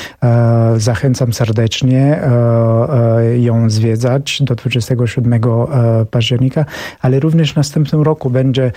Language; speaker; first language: Polish; non-native, fluent; Romanian